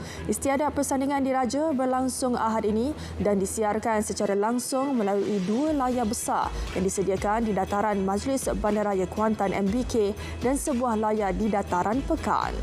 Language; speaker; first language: Malay; native; Malay